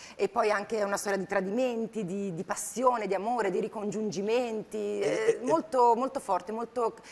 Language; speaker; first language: Italian; native; Italian